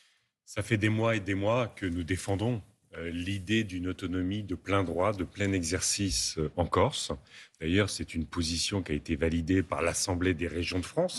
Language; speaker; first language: French; native; French